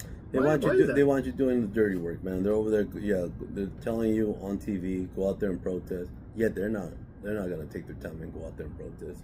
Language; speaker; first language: English; native; English